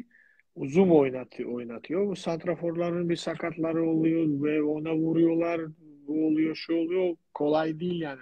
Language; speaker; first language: Turkish; non-native, fluent; Georgian